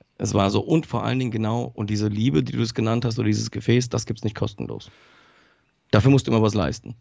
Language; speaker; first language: German; early bilingual, other home language; Polish